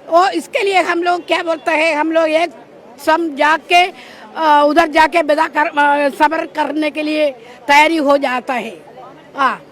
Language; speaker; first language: Hindi; non-native, local second language; Malayalam